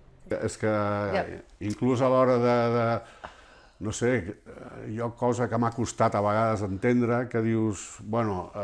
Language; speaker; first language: Catalan; early bilingual, heritage; Catalan